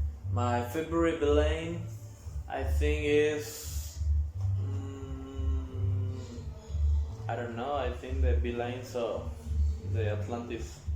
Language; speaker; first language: English; non-native, learner; Spanish